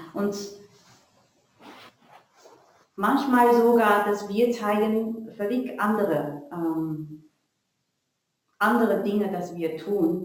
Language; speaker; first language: German; non-native, learner; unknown